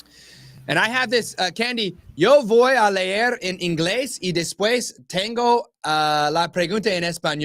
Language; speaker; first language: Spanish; non-native, learner; English